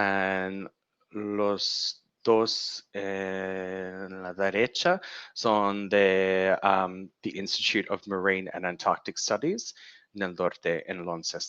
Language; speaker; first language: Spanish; non-native, learner; English